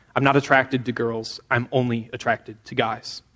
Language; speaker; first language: English; native; English